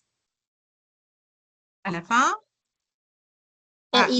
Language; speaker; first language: French; non-native, local second language; Arabic